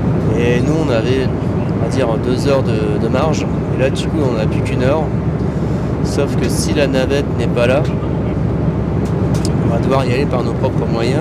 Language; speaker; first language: French; native; French